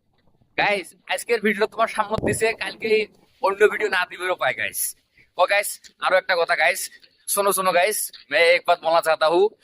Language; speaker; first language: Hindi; non-native, local second language; Bangla